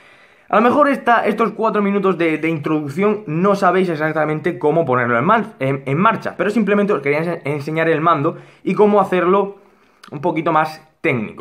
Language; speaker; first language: Spanish; native; Spanish